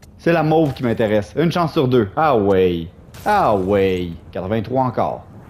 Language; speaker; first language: French; native; French